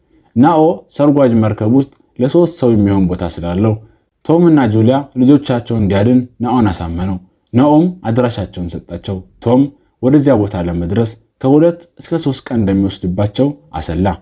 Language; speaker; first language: Amharic; native; Amharic